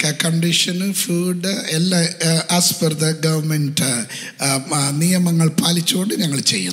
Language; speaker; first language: English; non-native, local second language; Malayalam